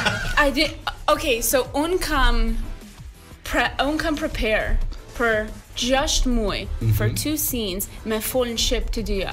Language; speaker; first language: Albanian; early bilingual, heritage; Albanian